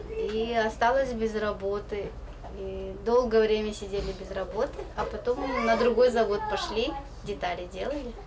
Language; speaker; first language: Russian; native; Russian